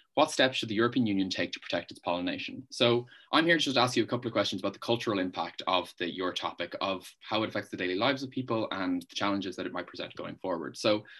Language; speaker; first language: English; native; English